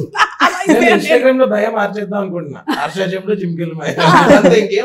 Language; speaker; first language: Telugu; native; Telugu